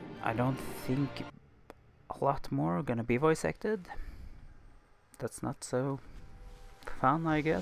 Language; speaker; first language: English; non-native, fluent; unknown